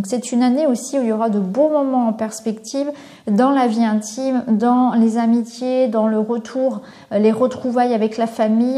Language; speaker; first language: French; native; French